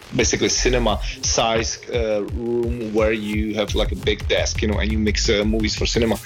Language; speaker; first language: English; non-native, fluent; Czech